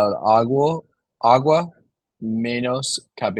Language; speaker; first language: Spanish; non-native, learner; English